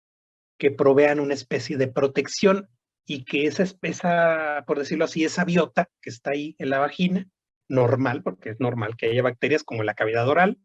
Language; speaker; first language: Spanish; native; Spanish